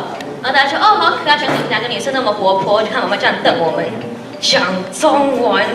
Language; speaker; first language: Chinese; early bilingual, heritage; Chinese